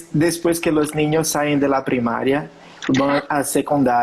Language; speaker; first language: Spanish; non-native, learner; Portuguese